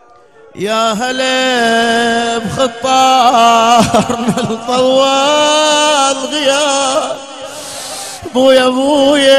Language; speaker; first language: Arabic; native; Arabic